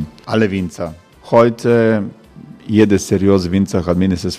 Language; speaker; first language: German; non-native, fluent; Croatian